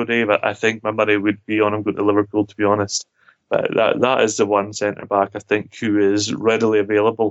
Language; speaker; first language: English; native; English